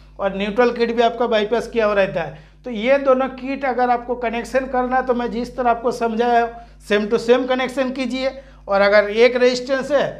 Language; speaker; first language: Hindi; native; Hindi